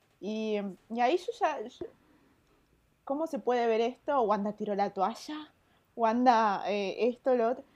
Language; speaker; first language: Spanish; native; Spanish